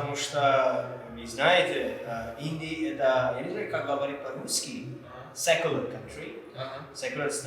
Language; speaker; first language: Russian; non-native, learner; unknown